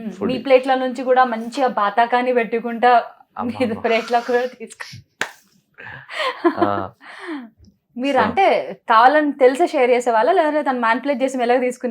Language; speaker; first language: Telugu; native; Telugu